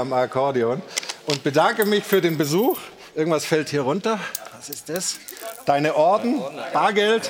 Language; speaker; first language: German; native; German